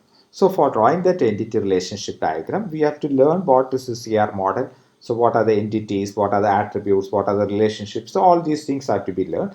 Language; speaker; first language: English; non-native, local second language; Malayalam